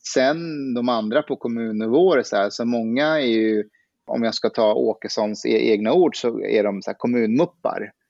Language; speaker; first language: Swedish; early bilingual, other home language; Persian